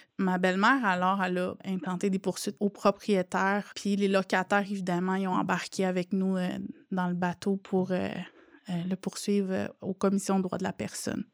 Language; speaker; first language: French; non-native, local second language; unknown